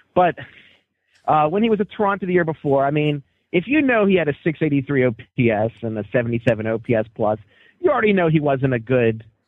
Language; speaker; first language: English; native; English